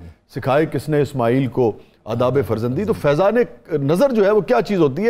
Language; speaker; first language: Urdu; native; Urdu